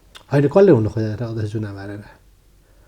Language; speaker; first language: Nepali; native; Nepali